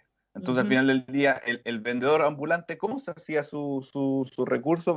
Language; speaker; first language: Spanish; native; Spanish